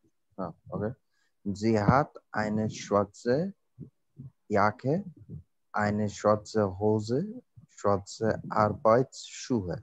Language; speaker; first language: German; non-native, learner; Bangla